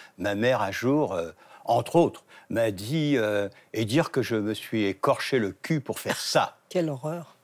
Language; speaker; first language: French; native; French